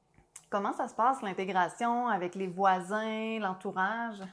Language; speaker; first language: French; native; French